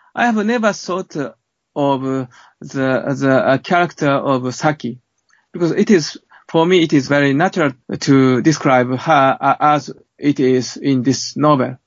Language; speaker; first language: English; non-native, fluent; Japanese